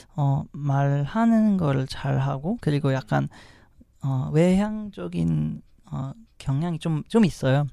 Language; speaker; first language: Korean; non-native, fluent; Arabic